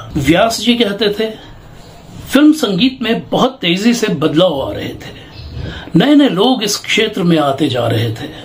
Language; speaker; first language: Hindi; native; Hindi